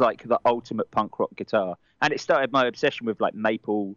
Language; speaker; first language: English; native; English